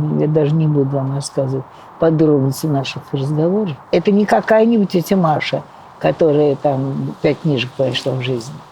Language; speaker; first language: Russian; native; Russian